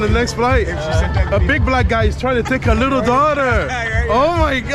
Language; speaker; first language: English; native; English